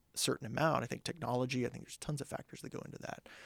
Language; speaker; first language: English; native; English